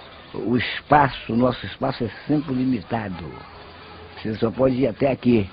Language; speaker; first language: Portuguese; native; Portuguese